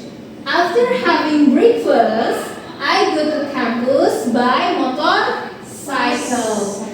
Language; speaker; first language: English; non-native, learner; Indonesian